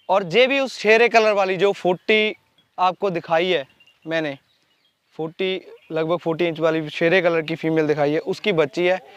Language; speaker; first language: Hindi; non-native, local second language; Punjabi